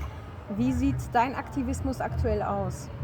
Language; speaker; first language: German; native; German